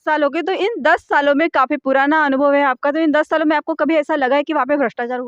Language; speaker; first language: Hindi; non-native, local second language; Marathi